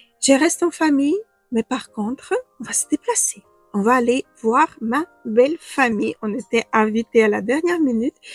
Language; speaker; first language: French; non-native, fluent; Ukrainian